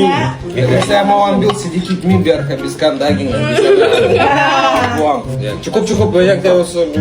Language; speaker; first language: Indonesian; non-native, learner; Russian